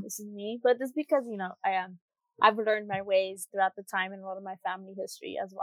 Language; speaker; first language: English; early bilingual, other home language; Spanish